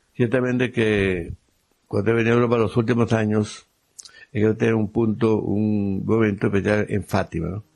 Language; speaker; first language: Spanish; native; Spanish